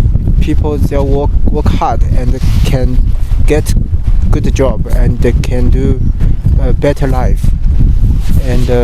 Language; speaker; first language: English; non-native, learner; Chinese